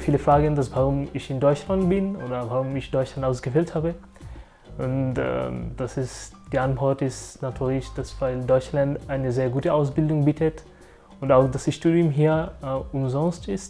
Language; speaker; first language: German; non-native, fluent; Bangla